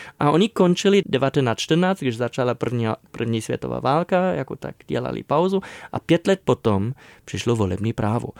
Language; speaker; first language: Czech; non-native, fluent; German